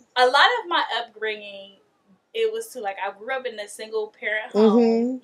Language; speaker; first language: English; native; English